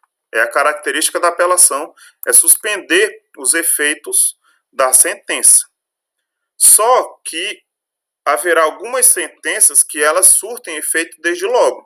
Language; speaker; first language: Portuguese; native; Portuguese